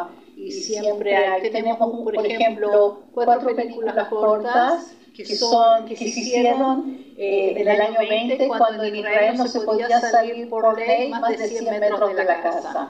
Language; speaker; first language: Spanish; non-native, fluent; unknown